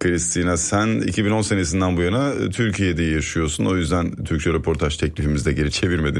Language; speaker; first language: Turkish; native; Turkish